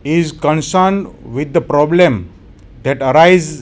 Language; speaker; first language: English; non-native, local second language; Gujarati